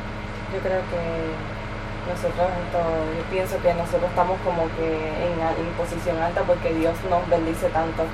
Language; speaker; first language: Spanish; early bilingual, heritage; Spanish